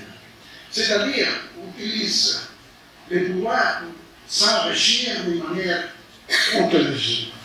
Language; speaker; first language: French; non-native, fluent; Spanish